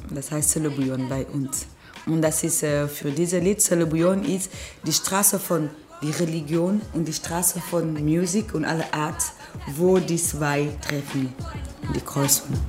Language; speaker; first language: German; non-native, learner; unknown